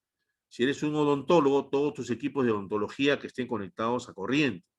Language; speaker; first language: Spanish; native; Spanish